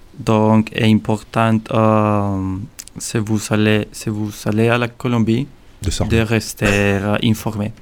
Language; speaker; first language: French; non-native, learner; Spanish